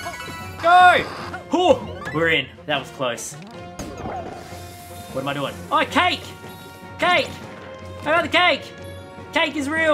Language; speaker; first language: English; native; English